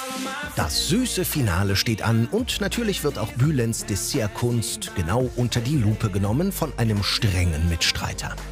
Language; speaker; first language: German; native; German